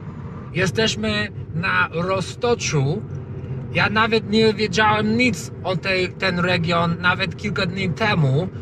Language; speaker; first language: Polish; non-native, learner; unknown